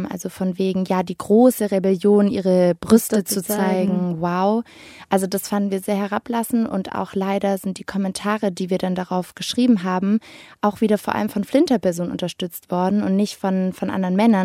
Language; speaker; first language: German; native; German